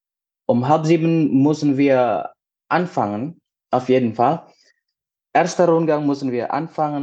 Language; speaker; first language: German; non-native, fluent; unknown